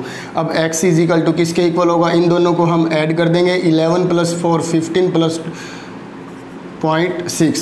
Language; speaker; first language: Hindi; native; Hindi